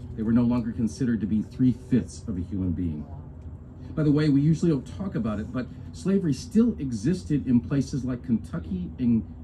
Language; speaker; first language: English; native; English